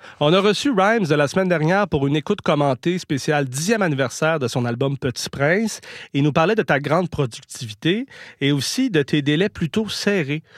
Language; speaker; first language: French; native; French